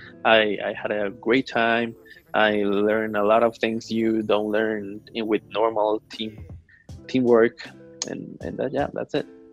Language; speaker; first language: English; non-native, fluent; Spanish